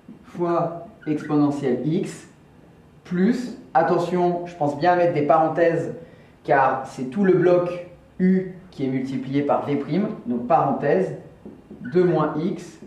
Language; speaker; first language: French; native; French